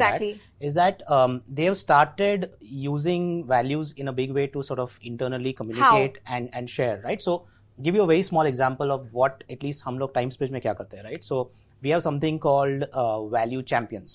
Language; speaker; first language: English; non-native, local second language; Gujarati